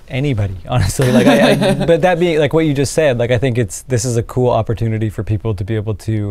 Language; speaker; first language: English; native; English